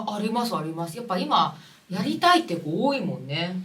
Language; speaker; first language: Japanese; native; Japanese